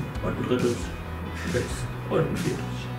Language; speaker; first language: German; native; German